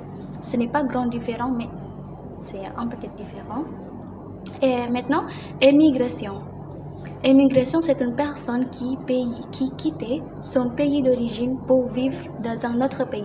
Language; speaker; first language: French; non-native, learner; Indonesian